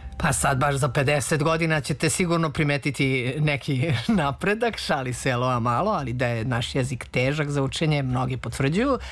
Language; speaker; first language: Serbian; native; Serbian